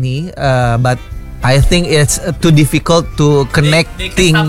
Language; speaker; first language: English; non-native, local second language; Indonesian